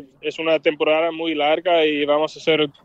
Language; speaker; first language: Spanish; non-native, fluent; Danish